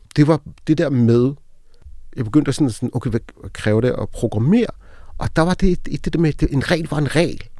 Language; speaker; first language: Danish; early bilingual, other home language; Arabic